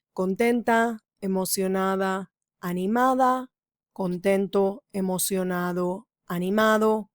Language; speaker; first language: Spanish; non-native, fluent; English